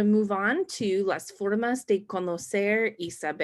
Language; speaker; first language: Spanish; non-native, fluent; English